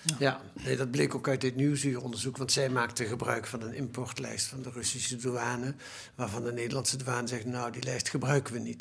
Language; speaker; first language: Dutch; native; Dutch